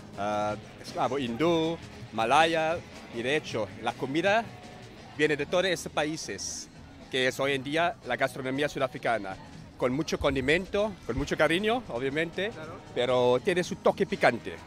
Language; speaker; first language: Spanish; non-native, learner; English